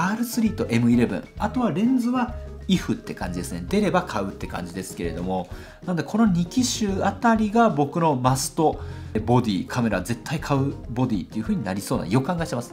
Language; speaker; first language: Japanese; native; Japanese